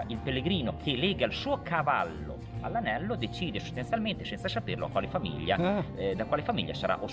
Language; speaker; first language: Italian; native; Italian